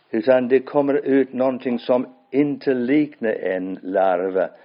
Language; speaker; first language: Swedish; non-native, fluent; English